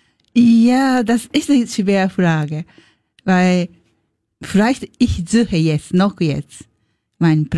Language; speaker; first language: German; non-native, learner; Japanese